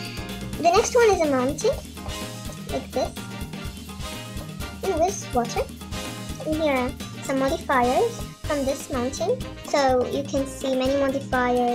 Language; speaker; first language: English; non-native, learner; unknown